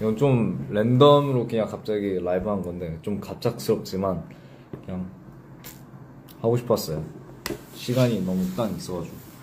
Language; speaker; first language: Korean; early bilingual, heritage; English